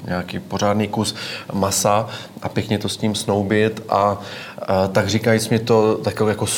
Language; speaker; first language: Czech; native; Czech